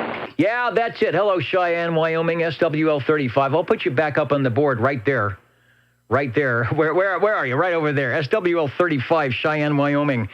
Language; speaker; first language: English; native; English